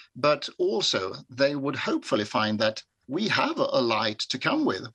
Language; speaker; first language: English; non-native, fluent; Swedish